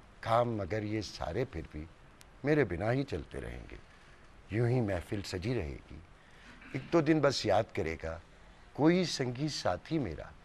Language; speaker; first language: Urdu; native; Urdu